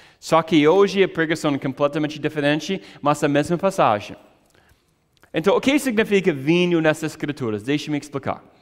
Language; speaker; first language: Portuguese; non-native, fluent; English